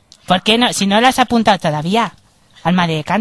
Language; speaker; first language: Spanish; native; Spanish